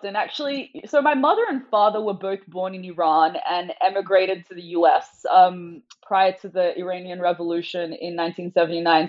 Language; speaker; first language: English; non-native, local second language; Persian